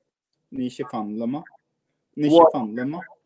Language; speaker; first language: Chinese; non-native, learner; English